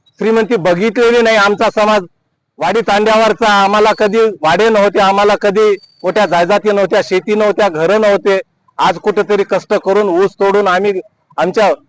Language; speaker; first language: Marathi; non-native, local second language; Lambadi